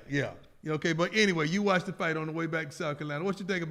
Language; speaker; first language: English; native; English